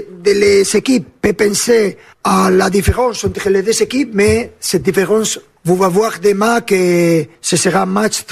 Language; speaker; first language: French; non-native, learner; Spanish